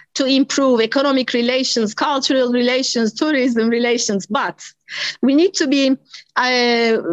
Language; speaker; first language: English; non-native, fluent; Turkish